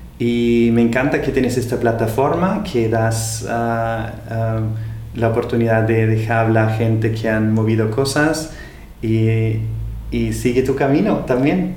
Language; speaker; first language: Spanish; non-native, fluent; German